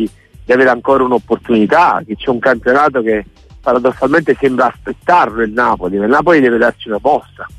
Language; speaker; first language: Italian; native; Italian